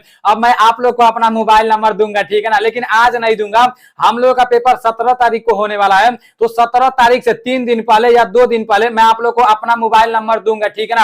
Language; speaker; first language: Hindi; native; Hindi